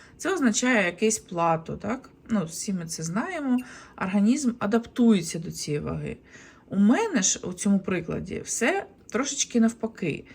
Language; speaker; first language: Ukrainian; native; Ukrainian